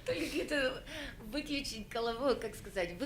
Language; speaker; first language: Russian; early bilingual, heritage; Russian